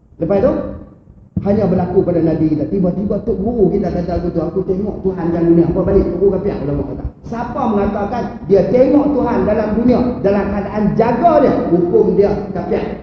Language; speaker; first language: Malay; native; Malay